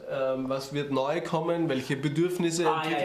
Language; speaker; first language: German; native; German